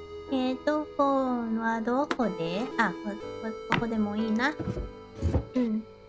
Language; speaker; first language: Japanese; non-native, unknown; Thai